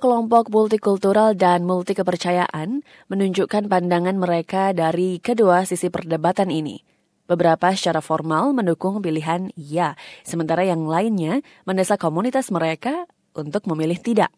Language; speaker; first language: Indonesian; native; Indonesian